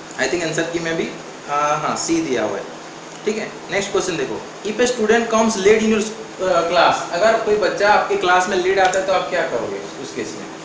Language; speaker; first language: Hindi; non-native, local second language; Odia